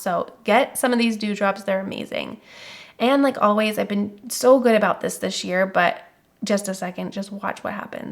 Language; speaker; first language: English; native; English